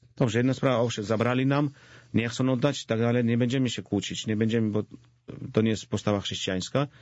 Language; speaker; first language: Polish; non-native, fluent; Georgian